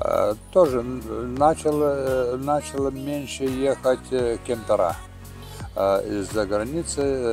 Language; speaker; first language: Russian; non-native, fluent; Lithuanian